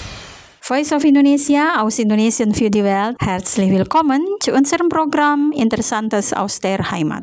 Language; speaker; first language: German; non-native, fluent; Indonesian